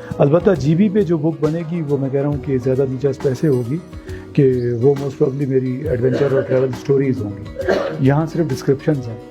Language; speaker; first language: Urdu; non-native, local second language; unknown